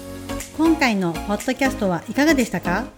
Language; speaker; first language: Japanese; native; Japanese